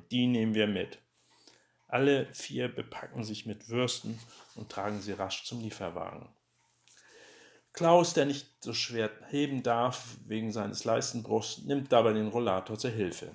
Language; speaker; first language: German; native; German